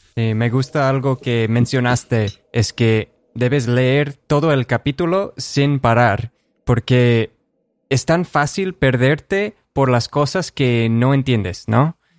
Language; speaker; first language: Spanish; non-native, fluent; English